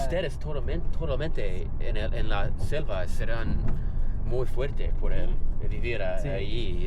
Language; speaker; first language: Spanish; non-native, learner; English